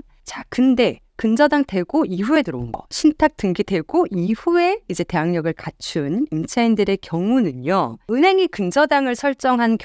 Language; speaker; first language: Korean; native; Korean